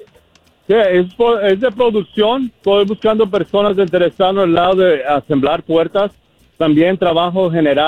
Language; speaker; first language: Spanish; early bilingual, heritage; English